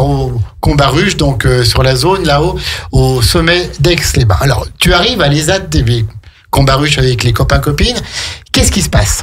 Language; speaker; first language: French; native; French